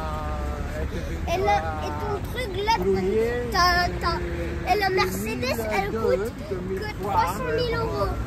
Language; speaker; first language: French; native; French